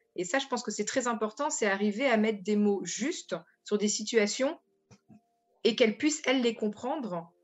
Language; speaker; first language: French; native; French